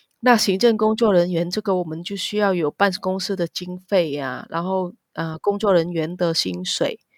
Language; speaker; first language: Chinese; non-native, fluent; Vietnamese